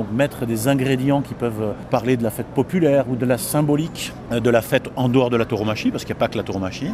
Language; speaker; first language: French; native; French